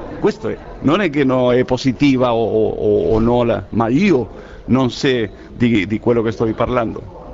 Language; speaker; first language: Italian; early bilingual, heritage; Spanish